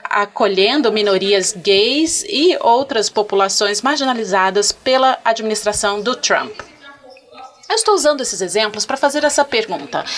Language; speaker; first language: Portuguese; non-native, fluent; French